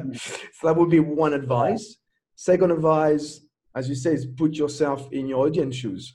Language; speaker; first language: English; non-native, fluent; French